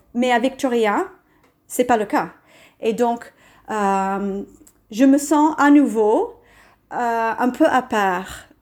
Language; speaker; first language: French; non-native, fluent; English